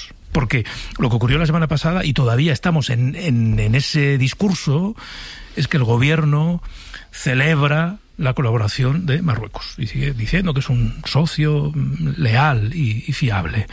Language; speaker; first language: Spanish; native; Spanish